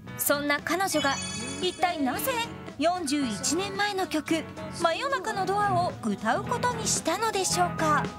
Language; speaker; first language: Japanese; native; Japanese